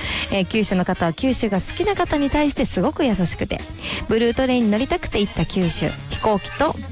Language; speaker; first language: Japanese; native; Japanese